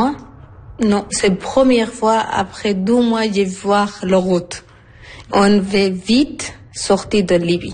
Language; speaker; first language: French; non-native, learner; Arabic